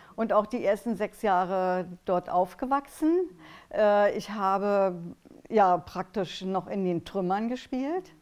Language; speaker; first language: German; native; German